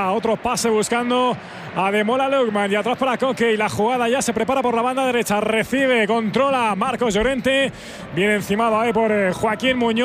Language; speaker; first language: Spanish; native; Spanish